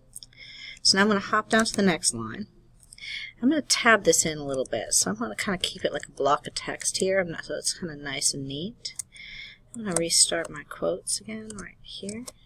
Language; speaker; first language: English; native; English